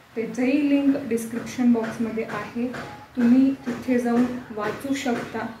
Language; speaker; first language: Marathi; non-native, local second language; Kannada